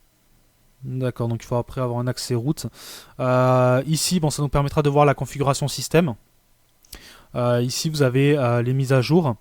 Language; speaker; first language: French; native; French